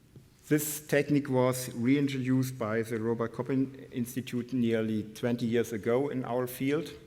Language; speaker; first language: English; non-native, fluent; German